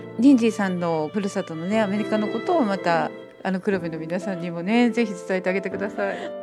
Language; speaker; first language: Japanese; native; Japanese